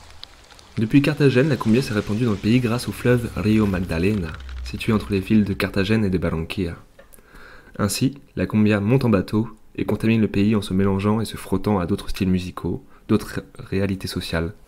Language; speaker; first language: French; native; French